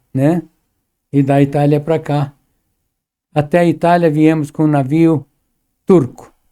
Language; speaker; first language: Portuguese; early bilingual, other home language; Arabic